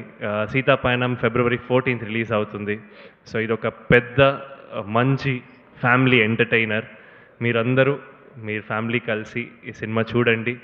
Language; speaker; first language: Telugu; non-native, learner; Kannada